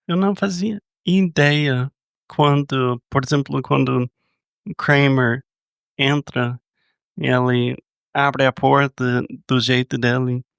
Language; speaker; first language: Portuguese; non-native, fluent; English